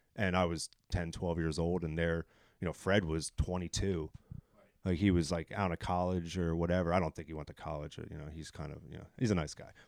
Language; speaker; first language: English; native; English